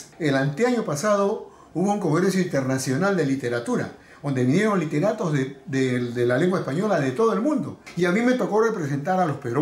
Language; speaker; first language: Spanish; native; Spanish